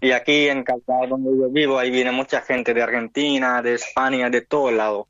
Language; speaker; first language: Spanish; non-native, learner; Hindi